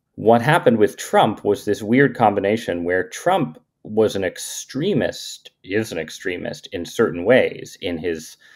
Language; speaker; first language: English; native; English